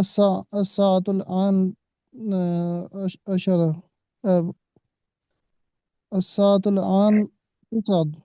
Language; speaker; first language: Arabic; non-native, learner; Urdu